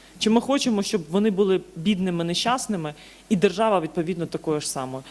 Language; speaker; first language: Ukrainian; native; Ukrainian